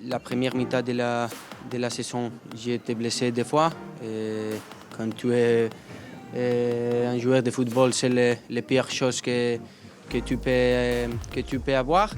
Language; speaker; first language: French; non-native, learner; Spanish